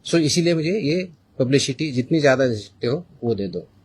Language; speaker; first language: Hindi; non-native, local second language; Marathi